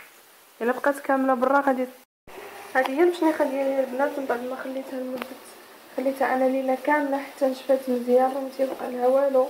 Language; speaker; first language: Arabic; native; Arabic